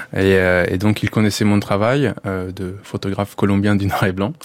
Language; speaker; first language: French; non-native, fluent; Spanish